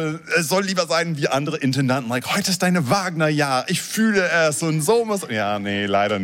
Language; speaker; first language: German; non-native, fluent; English